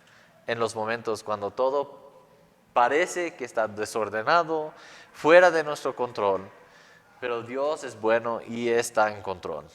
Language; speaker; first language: Spanish; non-native, fluent; English